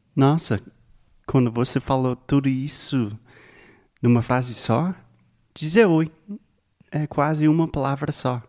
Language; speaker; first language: Portuguese; non-native, fluent; English